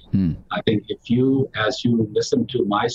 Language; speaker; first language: English; non-native, local second language; Telugu